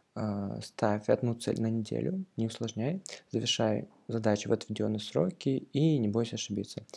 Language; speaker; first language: Russian; native; Russian